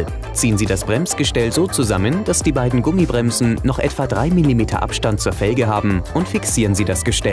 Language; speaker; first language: German; native; German